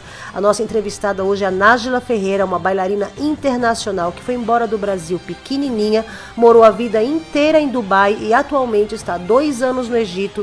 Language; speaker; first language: Portuguese; native; Portuguese